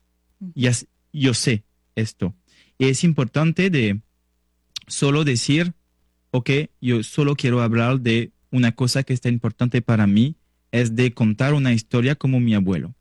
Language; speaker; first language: Spanish; non-native, learner; French